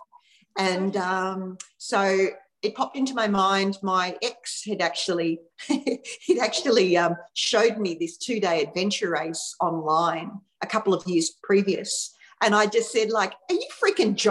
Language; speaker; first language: English; native; English